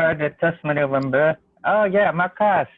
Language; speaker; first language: English; non-native, learner; Thai